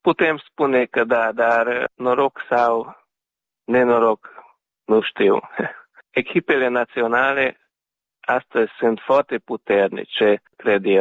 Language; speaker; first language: Romanian; early bilingual, heritage; Romanian